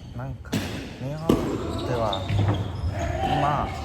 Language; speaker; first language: Japanese; non-native, learner; Indonesian